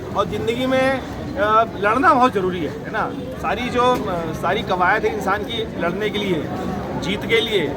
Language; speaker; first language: Hindi; native; Hindi